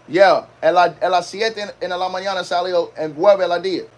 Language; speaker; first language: Spanish; non-native, learner; English